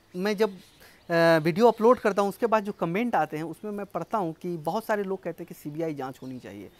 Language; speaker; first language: Hindi; native; Hindi